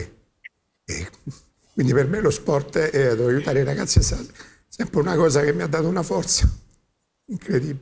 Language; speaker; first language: Italian; native; Italian